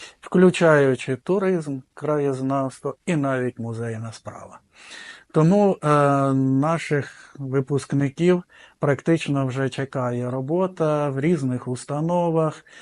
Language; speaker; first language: Ukrainian; native; Ukrainian